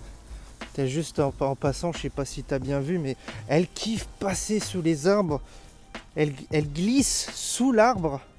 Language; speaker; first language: French; native; French